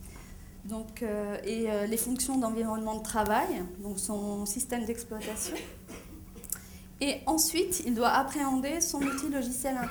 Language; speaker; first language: French; native; French